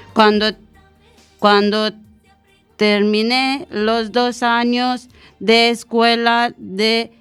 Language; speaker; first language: Spanish; non-native, learner; Romanian